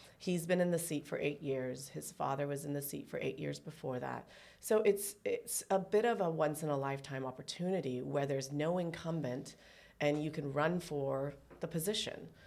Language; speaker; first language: English; early bilingual, other home language; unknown